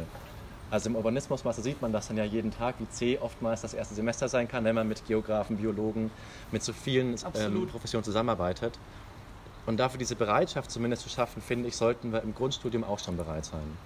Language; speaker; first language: German; native; German